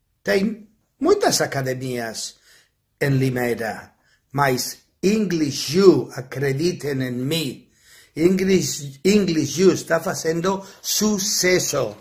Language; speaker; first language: Portuguese; non-native, fluent; Spanish